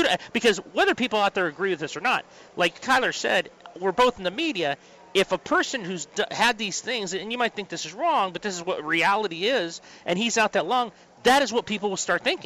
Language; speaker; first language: English; native; English